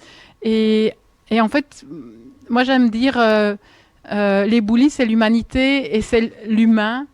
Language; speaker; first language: French; native; French